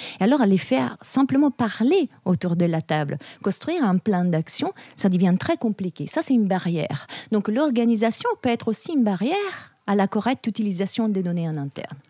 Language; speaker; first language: French; non-native, fluent; Italian